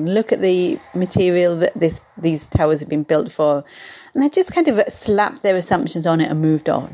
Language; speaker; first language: English; native; English